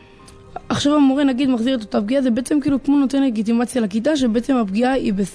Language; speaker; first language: Hebrew; native; Hebrew